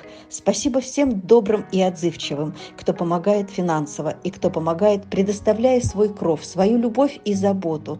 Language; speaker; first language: Russian; native; Russian